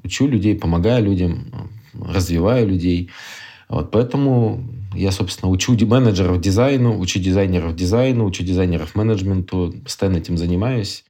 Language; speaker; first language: Russian; native; Russian